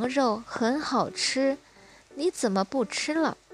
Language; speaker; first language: Chinese; non-native, fluent; Indonesian